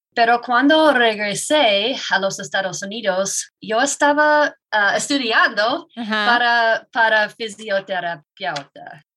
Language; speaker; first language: Spanish; non-native, learner; English